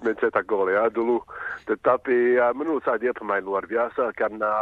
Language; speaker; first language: Indonesian; non-native, fluent; English